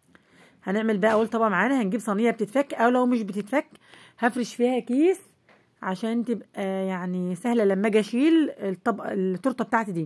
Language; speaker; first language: Arabic; native; Arabic